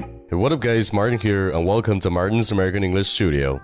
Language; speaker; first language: English; non-native, fluent; Chinese